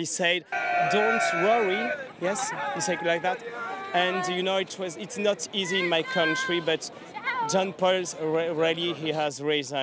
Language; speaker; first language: English; non-native, learner; French